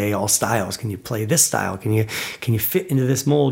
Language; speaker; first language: English; native; English